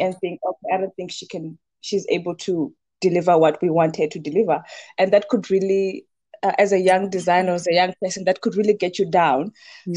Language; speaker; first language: English; non-native, local second language; Venda